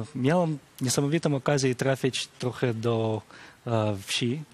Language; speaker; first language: Polish; early bilingual, other home language; Ukrainian